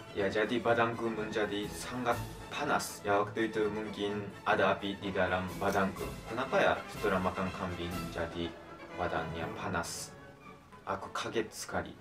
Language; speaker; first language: Indonesian; non-native, learner; Japanese